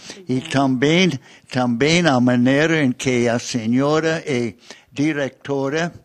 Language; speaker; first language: Portuguese; non-native, fluent; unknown